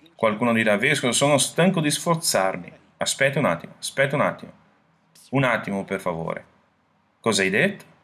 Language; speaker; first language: Italian; non-native, fluent; Portuguese